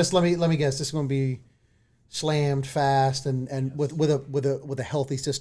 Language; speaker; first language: English; native; English